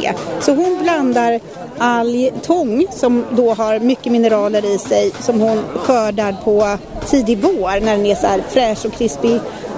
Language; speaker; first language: Swedish; native; Swedish